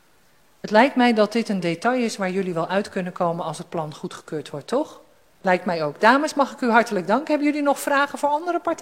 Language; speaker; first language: Dutch; native; Dutch